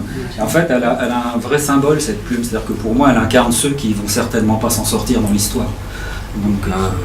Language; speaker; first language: French; native; French